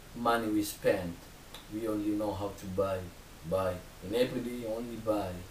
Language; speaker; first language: English; non-native, learner; Indonesian